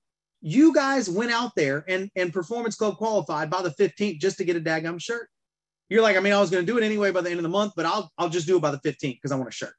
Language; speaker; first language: English; native; English